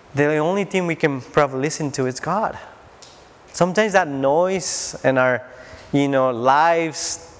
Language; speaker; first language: English; non-native, fluent; Spanish